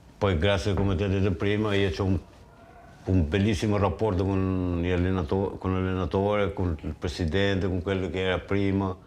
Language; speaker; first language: Italian; non-native, fluent; Albanian